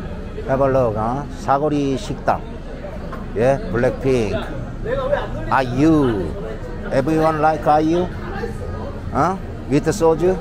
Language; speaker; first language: English; non-native, learner; Korean